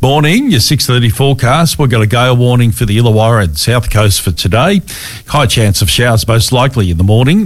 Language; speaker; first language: English; native; English